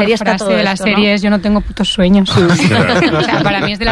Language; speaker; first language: Spanish; native; Spanish